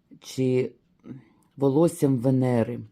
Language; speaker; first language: Ukrainian; native; Ukrainian